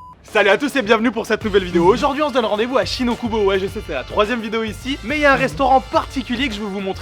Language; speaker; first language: French; native; French